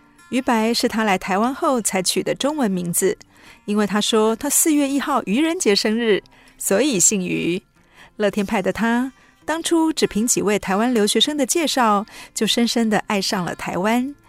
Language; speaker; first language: Chinese; native; Chinese